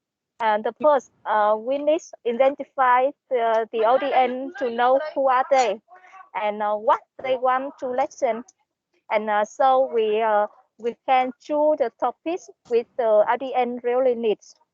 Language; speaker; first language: English; non-native, learner; Vietnamese